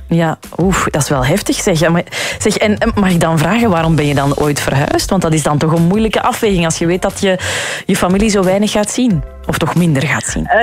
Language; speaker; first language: Dutch; native; Dutch